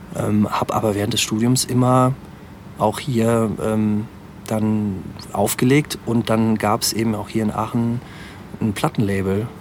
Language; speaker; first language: German; native; German